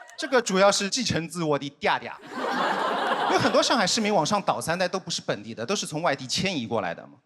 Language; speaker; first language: Chinese; native; Chinese